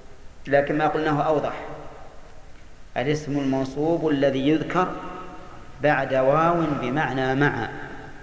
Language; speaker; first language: Arabic; native; Arabic